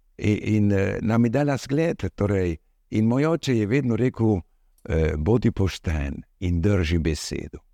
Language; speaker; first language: Slovenian; early bilingual, heritage; Slovenian